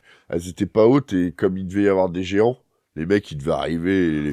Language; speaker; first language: French; native; French